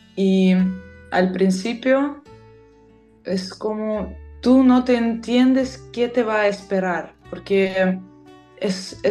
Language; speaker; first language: Spanish; non-native, fluent; Russian